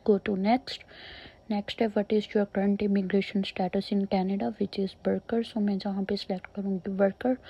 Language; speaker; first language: Hindi; non-native, local second language; Punjabi